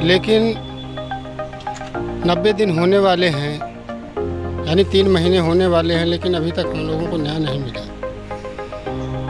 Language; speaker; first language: Hindi; native; Hindi